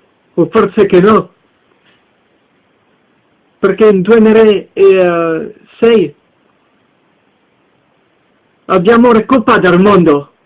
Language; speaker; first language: Italian; early bilingual, heritage; French